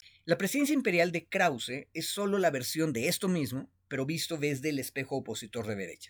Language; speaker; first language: Spanish; native; Spanish